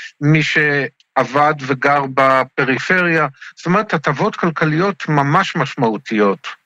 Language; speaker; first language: Hebrew; native; Hebrew